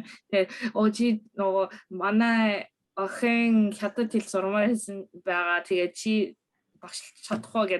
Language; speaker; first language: Mongolian; early bilingual, other home language; Korean